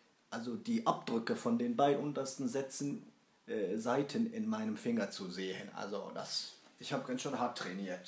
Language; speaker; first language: German; early bilingual, other home language; Kurdish